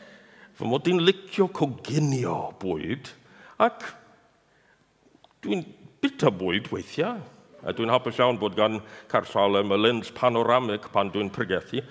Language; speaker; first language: Welsh; non-native, fluent; English